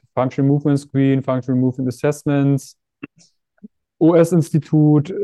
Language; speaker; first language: German; native; German